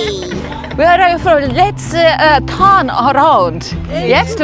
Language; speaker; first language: English; non-native, learner; Korean